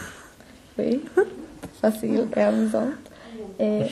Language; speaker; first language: French; non-native, learner; English